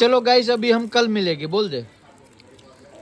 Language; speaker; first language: Hindi; non-native, local second language; Gujarati